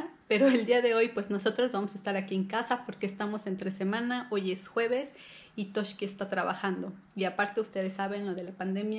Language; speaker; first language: Spanish; native; Spanish